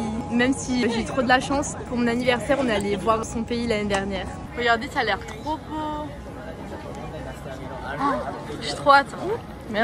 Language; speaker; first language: French; native; French